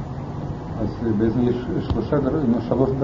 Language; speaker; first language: Hebrew; non-native, fluent; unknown